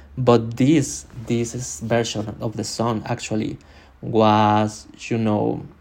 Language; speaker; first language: English; non-native, fluent; Spanish